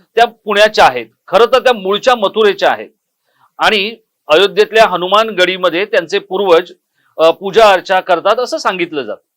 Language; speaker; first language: Marathi; native; Marathi